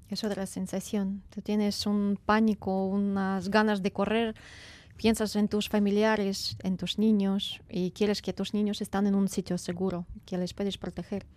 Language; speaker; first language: Spanish; non-native, fluent; Ukrainian